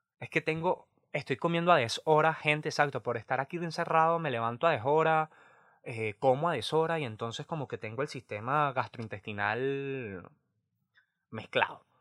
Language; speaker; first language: Spanish; native; Spanish